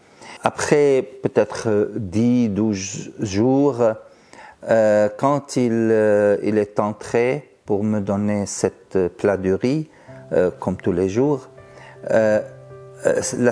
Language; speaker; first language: French; non-native, fluent; Arabic